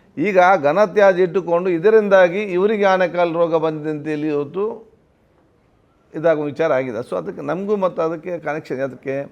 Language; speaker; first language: Kannada; non-native, local second language; Malayalam